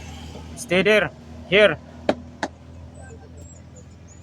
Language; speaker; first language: English; non-native, learner; Filipino